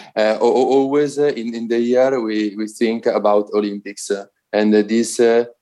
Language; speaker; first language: English; non-native, learner; Italian